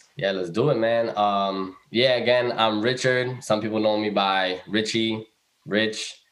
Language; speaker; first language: English; early bilingual, other home language; Spanish